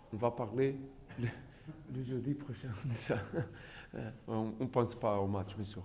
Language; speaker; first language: French; non-native, fluent; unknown